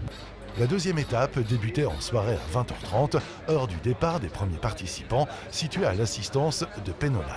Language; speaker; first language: French; native; French